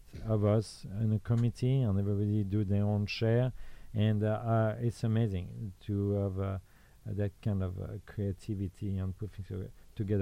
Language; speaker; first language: English; non-native, fluent; French